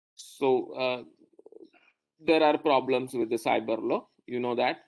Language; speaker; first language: English; non-native, local second language; Malayalam